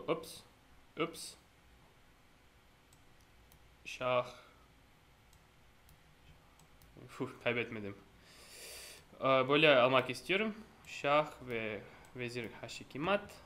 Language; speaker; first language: Turkish; non-native, fluent; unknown